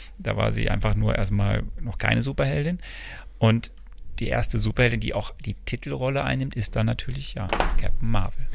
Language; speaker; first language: German; native; German